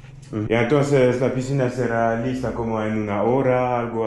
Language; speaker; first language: Spanish; non-native, learner; French